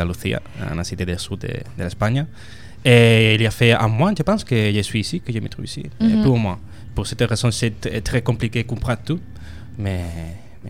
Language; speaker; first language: French; non-native, learner; Spanish